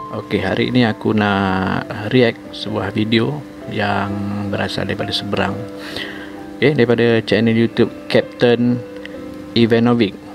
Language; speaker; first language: Malay; native; Malay